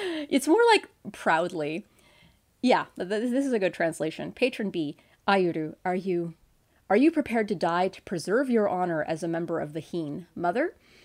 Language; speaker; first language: English; native; English